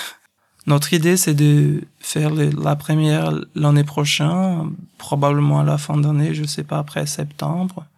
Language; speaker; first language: French; non-native, fluent; Portuguese